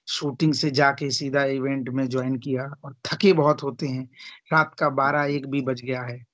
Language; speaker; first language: Hindi; native; Hindi